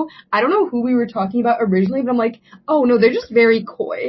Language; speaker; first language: English; native; English